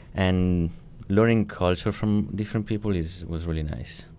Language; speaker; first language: English; non-native, fluent; Italian